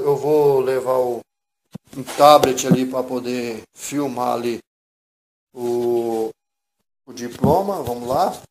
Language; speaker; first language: Portuguese; native; Portuguese